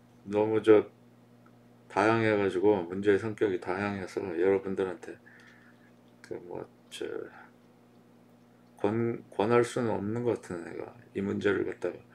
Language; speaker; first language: Korean; native; Korean